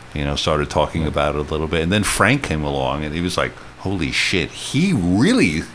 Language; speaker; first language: English; native; English